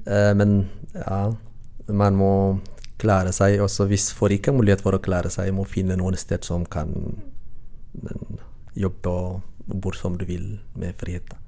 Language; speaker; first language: Norwegian; non-native, learner; Tigrinya